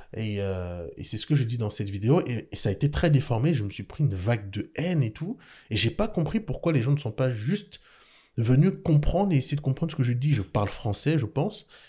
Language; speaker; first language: French; early bilingual, other home language; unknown